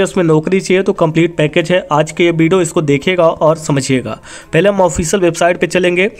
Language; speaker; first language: Hindi; native; Hindi